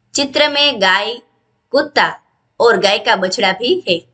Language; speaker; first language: Hindi; non-native, local second language; Gujarati